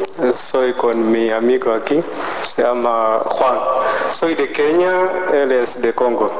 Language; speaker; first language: Spanish; non-native, learner; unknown